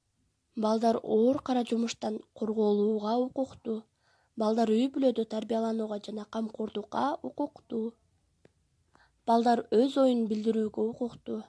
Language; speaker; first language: Kyrgyz; native; Kyrgyz